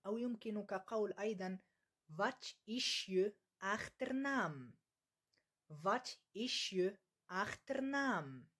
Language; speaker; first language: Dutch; non-native, learner; Arabic